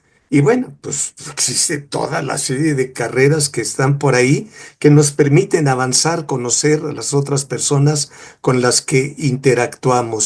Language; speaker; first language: Spanish; native; Spanish